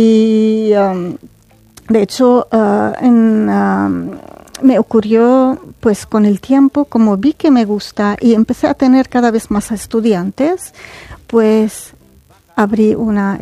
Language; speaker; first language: Spanish; non-native, fluent; Arabic